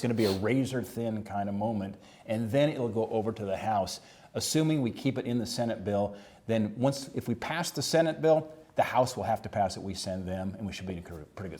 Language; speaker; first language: English; native; English